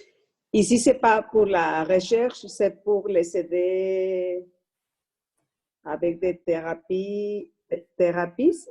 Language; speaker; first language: French; non-native, learner; Spanish